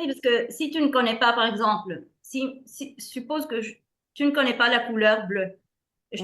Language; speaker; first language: French; non-native, fluent; Spanish